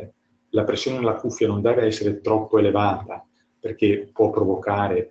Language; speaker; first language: Italian; native; Italian